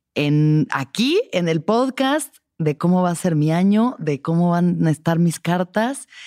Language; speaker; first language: Spanish; native; Spanish